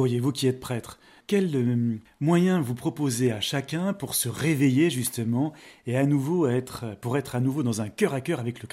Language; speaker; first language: French; native; French